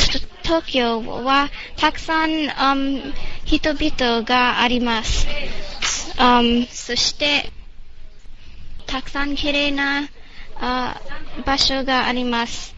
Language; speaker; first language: Japanese; non-native, learner; English